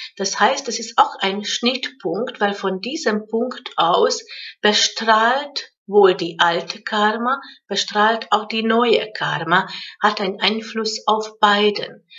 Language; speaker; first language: German; non-native, fluent; Hungarian